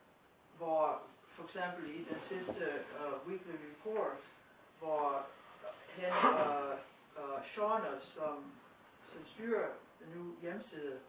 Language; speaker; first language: Danish; non-native, fluent; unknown